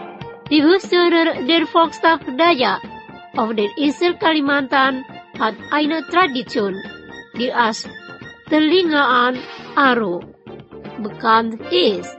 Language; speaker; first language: German; non-native, fluent; Indonesian